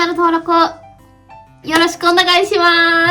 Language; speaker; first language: Japanese; non-native, learner; German